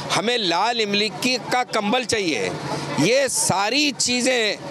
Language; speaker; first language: Hindi; native; Hindi